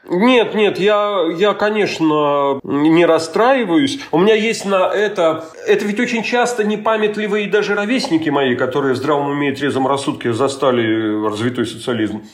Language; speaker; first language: Russian; native; Russian